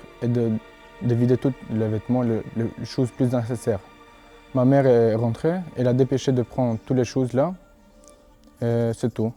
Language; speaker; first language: French; non-native, learner; Albanian